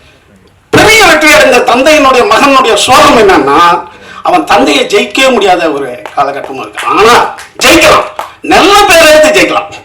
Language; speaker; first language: Tamil; native; Tamil